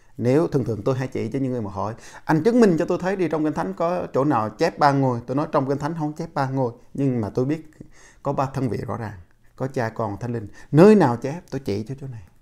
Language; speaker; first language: Vietnamese; non-native, local second language; Jarai